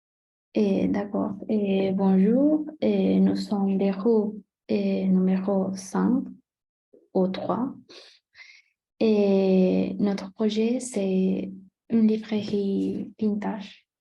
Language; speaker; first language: French; non-native, learner; Spanish